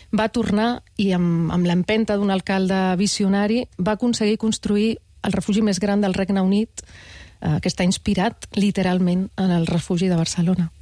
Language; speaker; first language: Catalan; non-native, local second language; Spanish